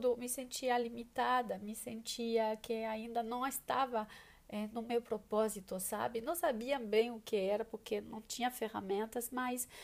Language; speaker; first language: Portuguese; non-native, fluent; French